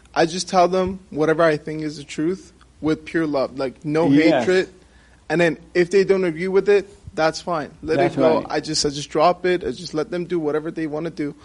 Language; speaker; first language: English; non-native, fluent; Persian